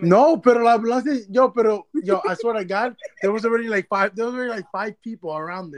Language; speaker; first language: English; early bilingual, other home language; Spanish